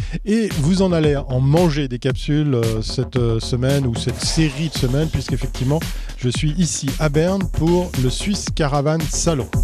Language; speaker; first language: French; native; French